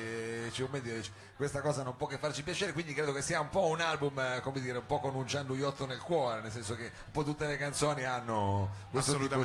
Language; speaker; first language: Italian; native; Italian